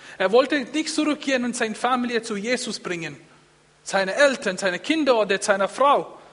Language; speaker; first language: German; non-native, fluent; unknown